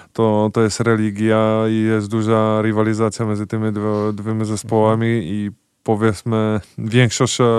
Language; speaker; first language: Polish; non-native, fluent; Czech